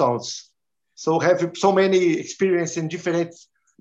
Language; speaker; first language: English; non-native, learner; Portuguese